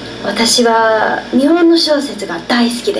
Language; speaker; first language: Japanese; non-native, learner; English